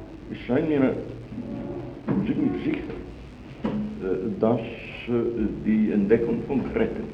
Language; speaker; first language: German; non-native, fluent; Italian